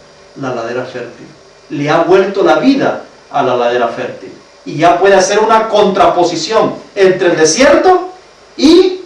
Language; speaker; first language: Spanish; native; Spanish